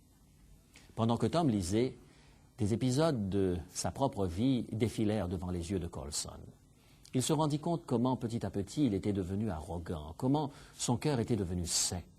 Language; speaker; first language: French; native; French